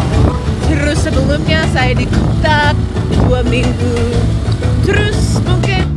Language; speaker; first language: Indonesian; non-native, learner; English